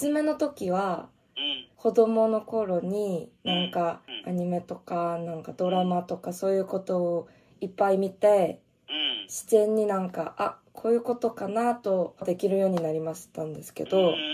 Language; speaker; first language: Japanese; non-native, fluent; Korean